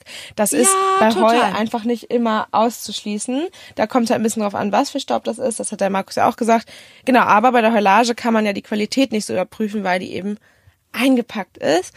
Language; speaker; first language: German; native; German